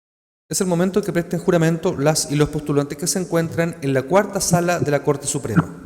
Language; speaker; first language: Spanish; native; Spanish